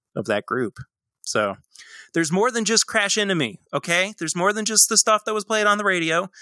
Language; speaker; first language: English; native; English